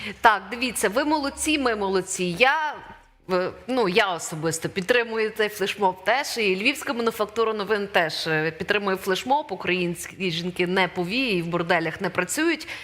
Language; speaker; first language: Ukrainian; native; Ukrainian